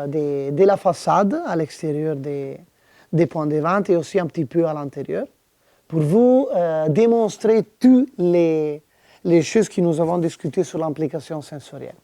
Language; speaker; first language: French; non-native, fluent; Italian